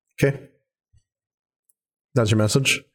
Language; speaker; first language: English; native; English